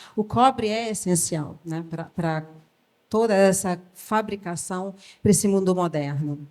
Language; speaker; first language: Portuguese; early bilingual, other home language; French